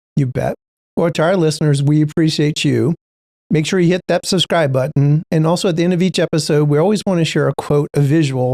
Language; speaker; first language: English; native; English